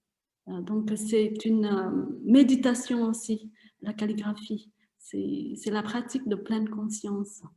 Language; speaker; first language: French; non-native, fluent; Vietnamese